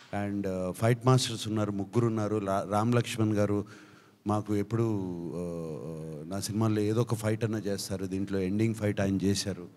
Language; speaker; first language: Telugu; native; Telugu